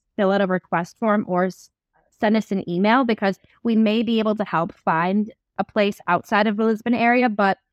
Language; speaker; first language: English; native; English